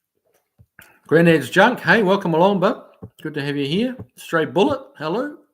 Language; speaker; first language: English; native; English